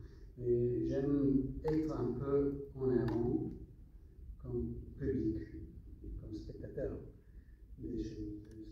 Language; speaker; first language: French; non-native, fluent; English